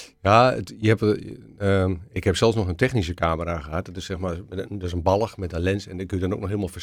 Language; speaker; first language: Dutch; native; Dutch